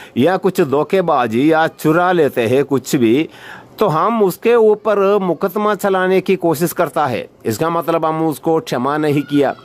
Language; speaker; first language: Hindi; non-native, local second language; Malayalam